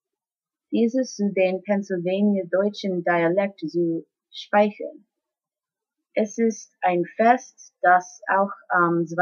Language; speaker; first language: German; non-native, learner; English